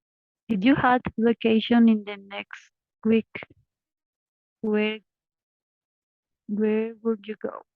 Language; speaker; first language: English; non-native, learner; Spanish